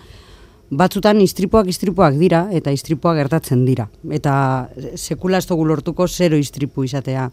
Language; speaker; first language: Basque; native; Basque